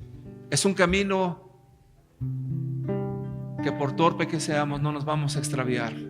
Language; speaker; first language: Spanish; native; Spanish